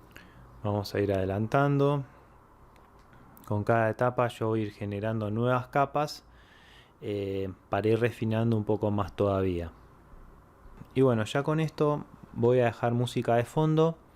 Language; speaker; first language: Spanish; native; Spanish